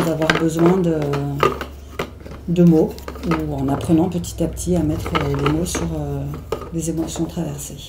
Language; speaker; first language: French; native; French